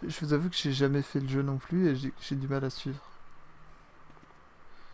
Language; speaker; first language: French; native; French